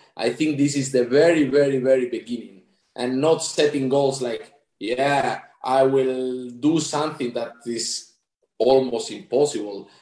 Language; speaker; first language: English; non-native, fluent; Spanish